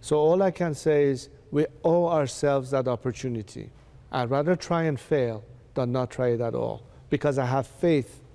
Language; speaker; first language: English; non-native, fluent; Persian